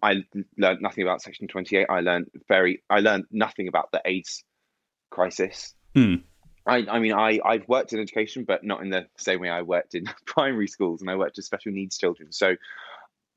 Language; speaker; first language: English; native; English